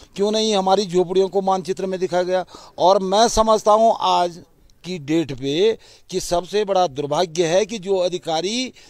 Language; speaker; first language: Hindi; native; Hindi